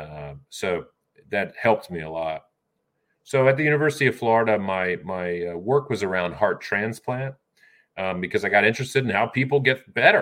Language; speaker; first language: English; native; English